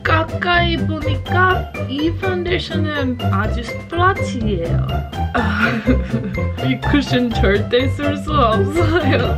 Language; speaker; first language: Korean; non-native, learner; English